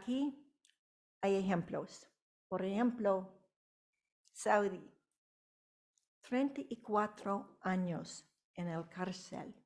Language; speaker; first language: Spanish; non-native, fluent; English